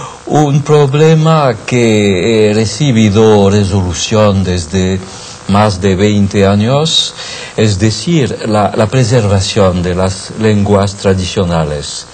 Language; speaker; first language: Spanish; non-native, fluent; French